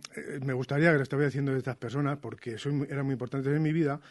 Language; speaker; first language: Spanish; native; Spanish